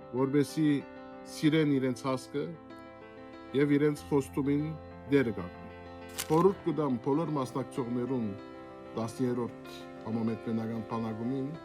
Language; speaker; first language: Armenian; early bilingual, heritage; Armenian